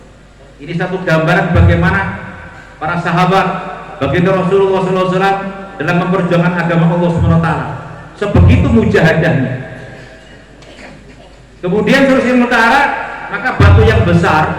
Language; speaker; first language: Indonesian; non-native, local second language; Javanese